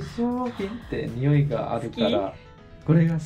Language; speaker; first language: Japanese; non-native, learner; Indonesian